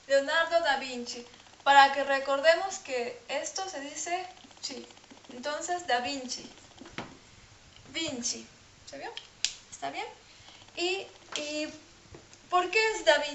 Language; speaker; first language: Spanish; non-native, fluent; French